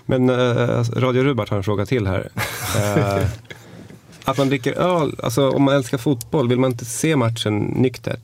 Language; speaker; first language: Swedish; native; Swedish